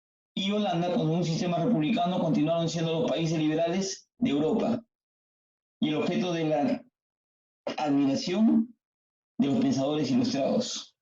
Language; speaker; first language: Spanish; native; Spanish